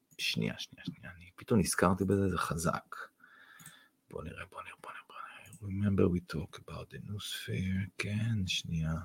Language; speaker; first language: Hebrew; non-native, fluent; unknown